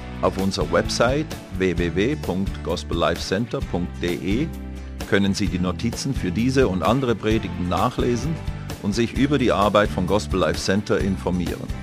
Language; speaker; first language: German; native; German